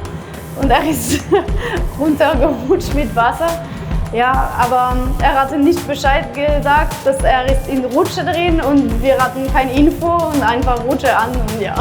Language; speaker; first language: German; non-native, fluent; French